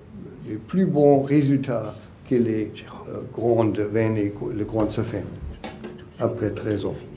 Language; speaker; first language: French; non-native, learner; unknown